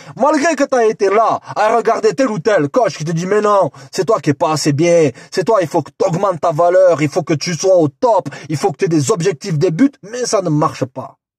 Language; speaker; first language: French; native; French